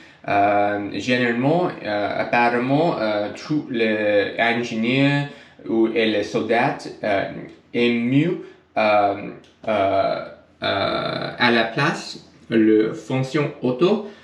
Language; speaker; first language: French; non-native, learner; English